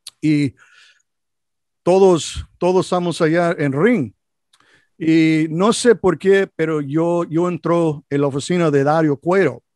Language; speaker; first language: Spanish; non-native, learner; English